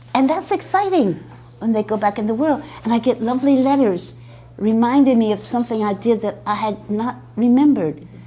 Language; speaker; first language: English; native; English